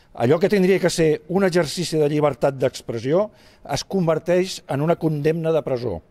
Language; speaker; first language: Catalan; native; Catalan